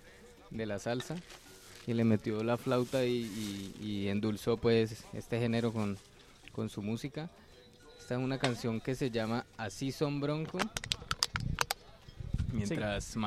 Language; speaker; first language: Spanish; native; Spanish